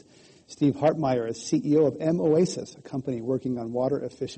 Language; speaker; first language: English; native; English